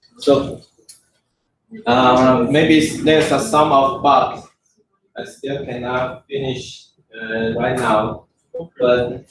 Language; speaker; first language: English; non-native, learner; Chinese